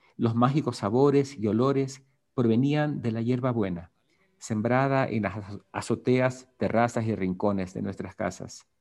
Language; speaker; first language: Spanish; native; Spanish